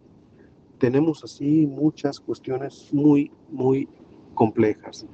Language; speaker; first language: Spanish; native; Spanish